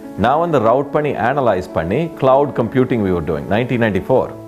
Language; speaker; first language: English; early bilingual, other home language; Tamil